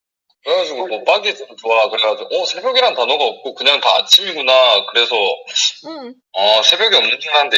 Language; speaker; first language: Korean; non-native, learner; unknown